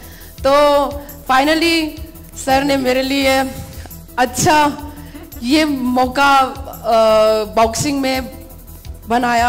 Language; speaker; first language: Hindi; non-native, local second language; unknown